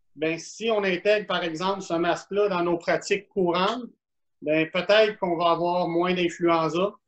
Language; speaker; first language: French; native; French